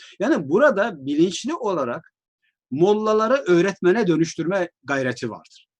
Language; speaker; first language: Turkish; native; Turkish